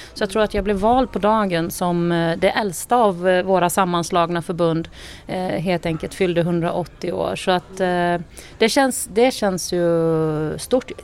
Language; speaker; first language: Swedish; native; Swedish